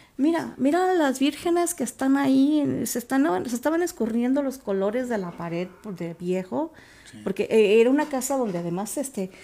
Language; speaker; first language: Spanish; native; Spanish